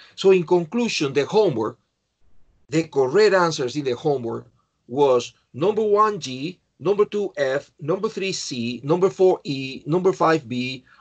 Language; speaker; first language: English; non-native, fluent; Spanish